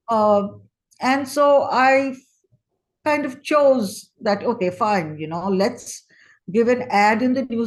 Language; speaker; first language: English; non-native, local second language; Hindi